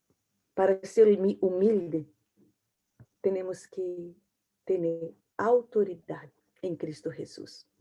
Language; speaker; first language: Portuguese; non-native, learner; Spanish